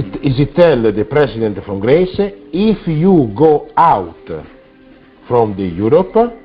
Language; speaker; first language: English; non-native, learner; Italian